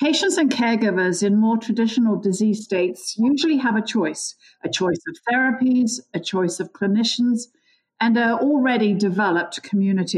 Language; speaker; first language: English; native; English